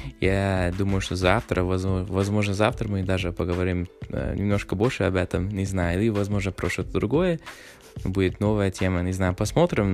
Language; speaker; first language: Russian; non-native, fluent; English